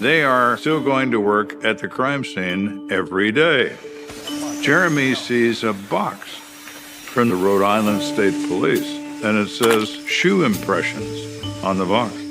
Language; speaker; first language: English; native; English